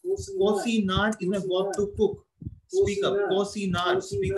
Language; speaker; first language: English; non-native, local second language; Hindi